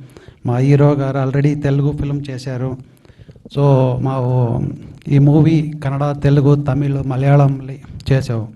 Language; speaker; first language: Telugu; non-native, learner; Kannada